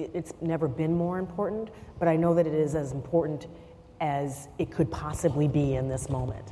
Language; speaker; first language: English; native; English